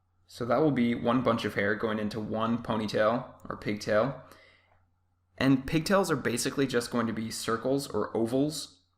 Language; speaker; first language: English; native; English